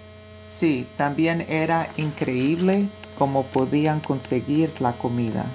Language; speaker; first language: Spanish; non-native, learner; English